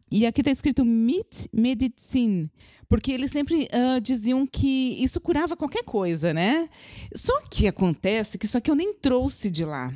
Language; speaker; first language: Portuguese; native; Portuguese